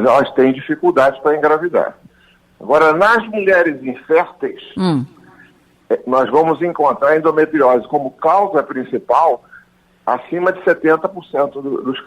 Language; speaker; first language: Portuguese; native; Portuguese